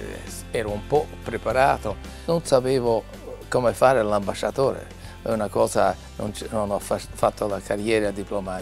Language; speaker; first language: Italian; non-native, learner; English